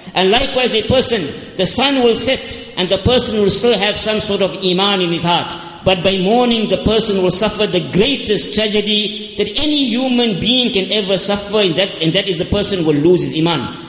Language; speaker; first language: English; native; English